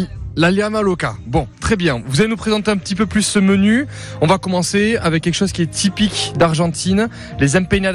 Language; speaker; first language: French; native; French